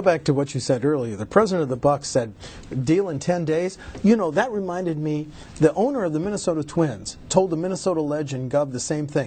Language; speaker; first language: English; native; English